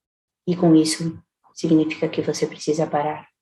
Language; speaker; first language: Portuguese; native; Portuguese